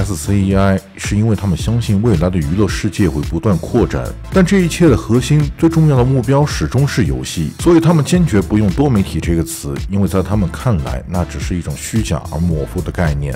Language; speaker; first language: Chinese; native; Chinese